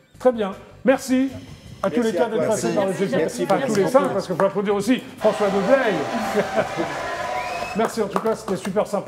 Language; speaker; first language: French; native; French